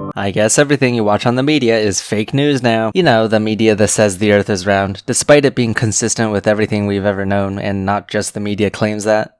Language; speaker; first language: English; native; English